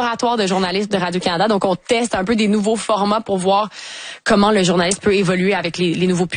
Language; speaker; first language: French; native; French